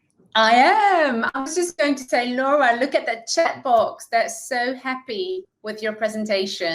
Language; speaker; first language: English; non-native, fluent; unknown